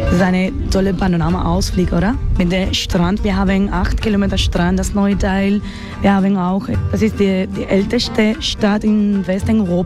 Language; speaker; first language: German; non-native, learner; Spanish